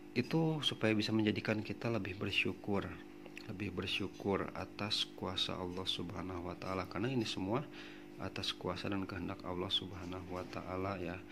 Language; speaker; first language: Indonesian; non-native, local second language; Sundanese